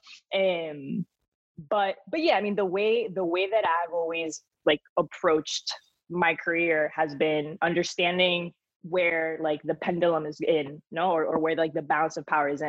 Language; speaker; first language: English; non-native, fluent; Spanish